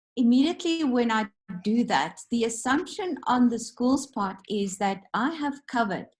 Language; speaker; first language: English; non-native, local second language; Afrikaans